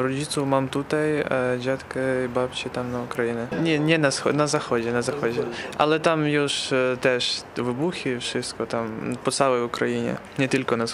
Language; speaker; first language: Polish; non-native, learner; Ukrainian